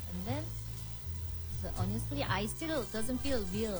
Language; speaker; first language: English; non-native, learner; Korean